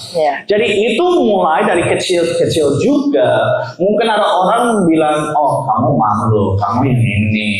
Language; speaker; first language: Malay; non-native, learner; English